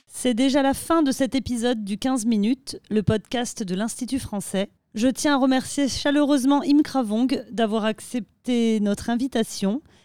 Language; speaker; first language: French; native; French